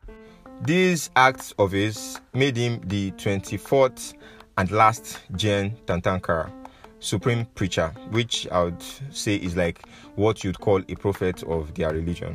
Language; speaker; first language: English; non-native, local second language; Yoruba